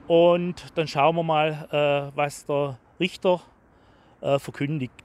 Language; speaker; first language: German; native; German